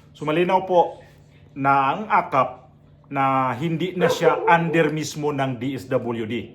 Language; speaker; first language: Filipino; non-native, local second language; Cebuano